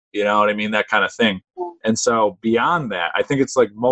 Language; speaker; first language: English; native; English